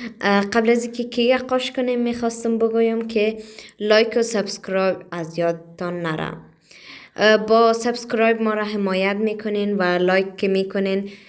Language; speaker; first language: Persian; early bilingual, heritage; Persian